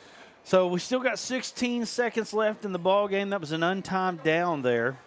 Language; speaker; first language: English; native; English